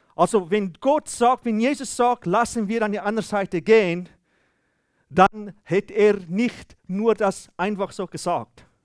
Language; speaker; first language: German; non-native, fluent; Afrikaans